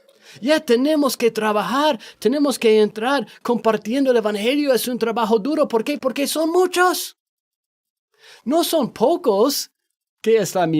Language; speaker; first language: Spanish; non-native, fluent; English